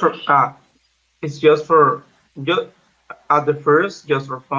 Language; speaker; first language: English; non-native, learner; Spanish